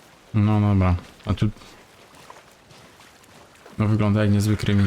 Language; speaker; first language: Polish; native; Polish